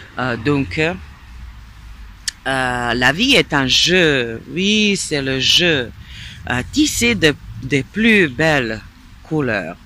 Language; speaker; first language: French; non-native, fluent; Serbian